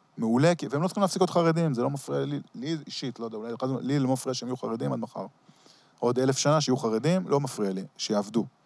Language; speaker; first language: Hebrew; early bilingual, heritage; Hebrew